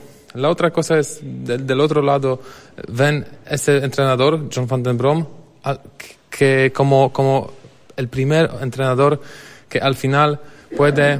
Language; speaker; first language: Spanish; non-native, fluent; Polish